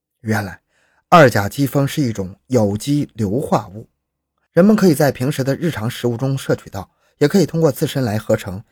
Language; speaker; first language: Chinese; native; Chinese